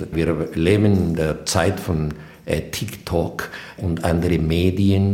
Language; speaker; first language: German; non-native, fluent; Spanish